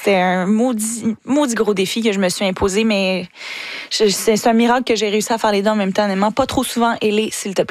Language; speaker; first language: French; native; French